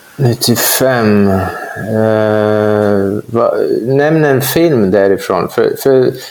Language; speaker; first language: Swedish; non-native, fluent; English